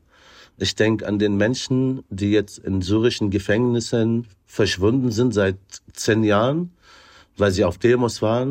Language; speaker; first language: German; non-native, fluent; Arabic